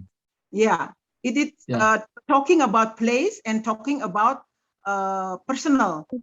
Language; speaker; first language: English; non-native, learner; Indonesian